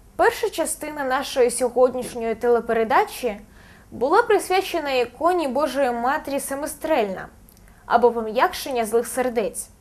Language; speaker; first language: Ukrainian; native; Ukrainian